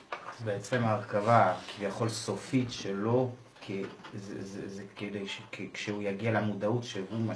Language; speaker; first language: Hebrew; native; Hebrew